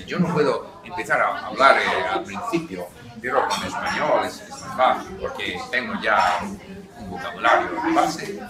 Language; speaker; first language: Spanish; non-native, fluent; English